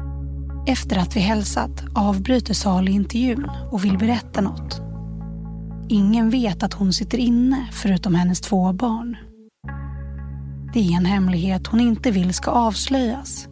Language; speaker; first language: Swedish; native; Swedish